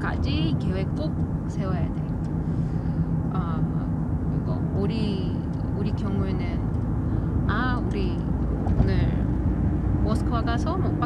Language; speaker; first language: Korean; non-native, learner; Russian